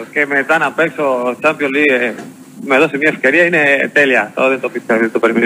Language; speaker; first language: Greek; non-native, learner; Spanish